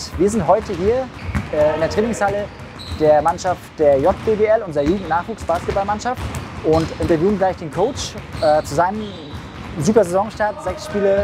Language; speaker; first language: German; native; German